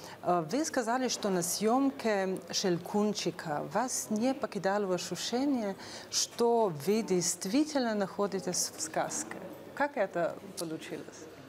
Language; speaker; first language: Russian; non-native, fluent; Slovenian